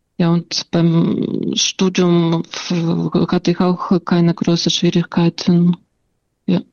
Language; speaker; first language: German; non-native, fluent; Russian